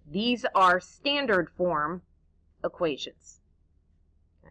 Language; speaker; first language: English; native; English